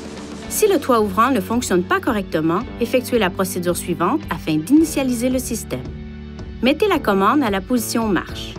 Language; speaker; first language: French; native; French